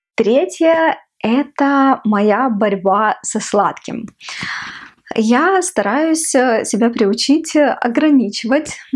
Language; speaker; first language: Russian; non-native, local second language; Ukrainian